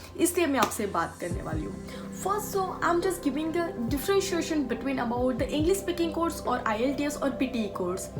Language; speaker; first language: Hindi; non-native, local second language; Gujarati